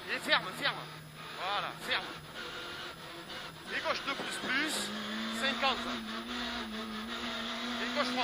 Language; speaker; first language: French; native; French